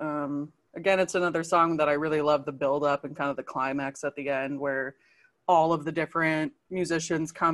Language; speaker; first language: English; native; English